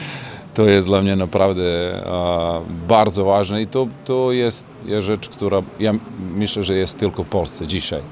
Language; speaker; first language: Polish; non-native, learner; Serbian